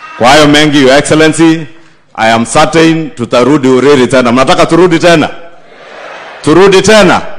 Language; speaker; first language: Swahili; non-native, local second language; Kikuyu